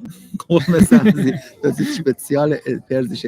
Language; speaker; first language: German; non-native, learner; Persian